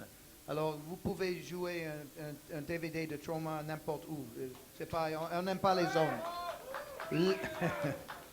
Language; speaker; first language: French; non-native, learner; English